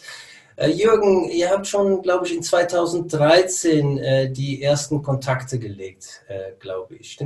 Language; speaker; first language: German; native; German